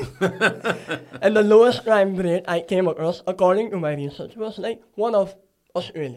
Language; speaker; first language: English; non-native, local second language; Gujarati